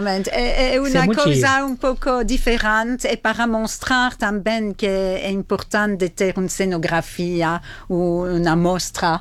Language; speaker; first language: Portuguese; non-native, fluent; French